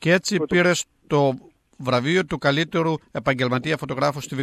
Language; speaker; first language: Greek; native; Greek